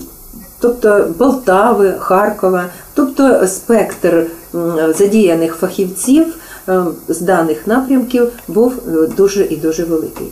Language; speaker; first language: Ukrainian; native; Ukrainian